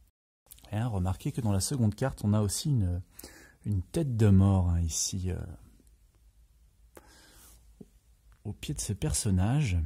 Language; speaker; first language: French; native; French